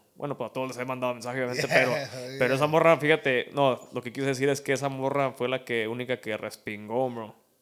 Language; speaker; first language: Spanish; early bilingual, heritage; Spanish